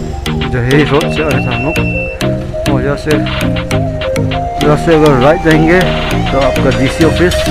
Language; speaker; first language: Hindi; non-native, local second language; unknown